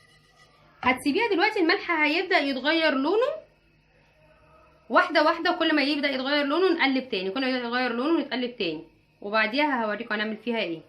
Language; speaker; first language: Arabic; native; Arabic